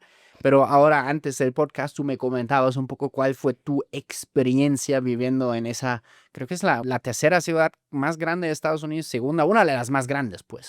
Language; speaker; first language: Spanish; non-native, fluent; German